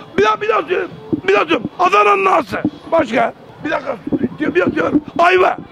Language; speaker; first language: Turkish; native; Turkish